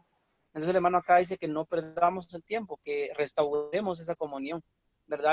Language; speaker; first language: Spanish; native; Spanish